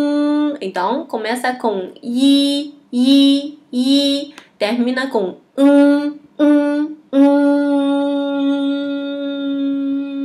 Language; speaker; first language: Portuguese; non-native, fluent; Chinese